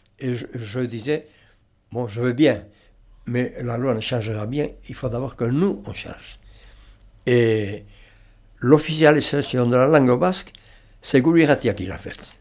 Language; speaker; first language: French; non-native, local second language; Basque